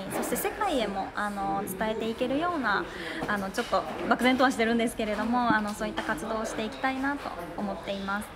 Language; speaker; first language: Japanese; native; Japanese